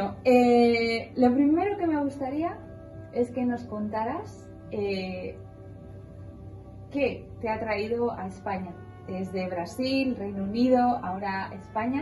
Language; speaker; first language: Spanish; native; Spanish